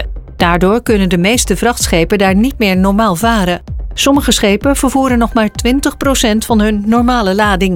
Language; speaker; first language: Dutch; native; Dutch